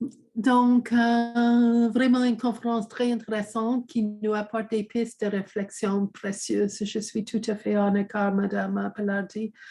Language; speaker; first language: French; non-native, fluent; English